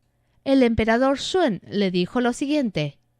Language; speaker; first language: Spanish; non-native, fluent; Chinese